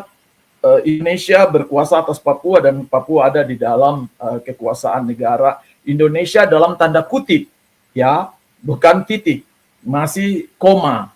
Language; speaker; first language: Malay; non-native, local second language; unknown